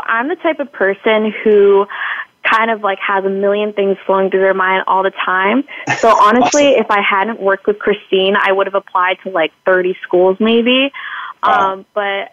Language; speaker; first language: English; native; English